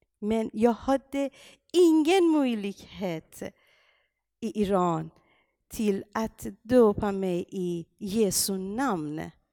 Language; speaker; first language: Swedish; non-native, fluent; Persian